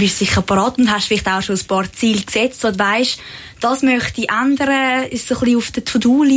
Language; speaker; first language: German; native; German